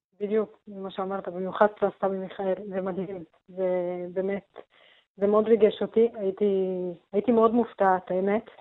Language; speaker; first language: Hebrew; non-native, local second language; Arabic